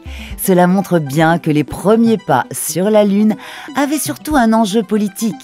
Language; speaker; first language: French; native; French